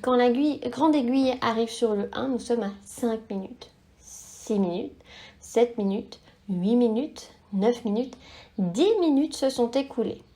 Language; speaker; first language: French; native; French